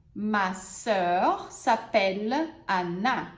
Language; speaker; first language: French; non-native, fluent; Portuguese